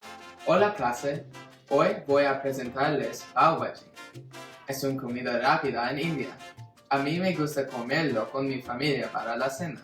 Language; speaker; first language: Spanish; non-native, learner; English